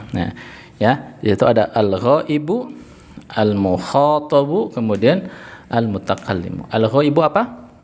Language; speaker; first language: Indonesian; native; Indonesian